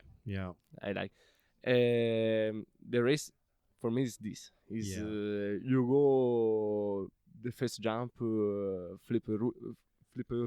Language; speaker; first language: English; non-native, learner; Italian